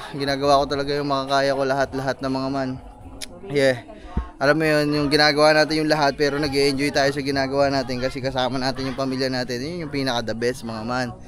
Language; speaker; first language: Filipino; non-native, local second language; Cebuano